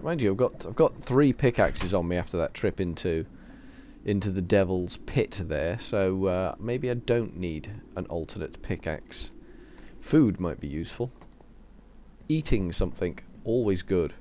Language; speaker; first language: English; native; English